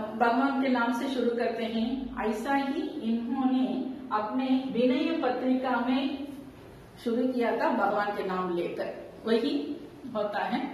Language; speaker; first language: Hindi; non-native, local second language; Tamil